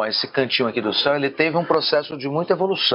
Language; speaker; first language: Portuguese; native; Portuguese